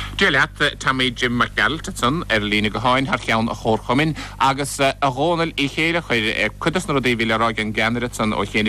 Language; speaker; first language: Irish; native; Irish